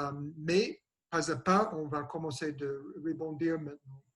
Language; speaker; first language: French; non-native, learner; English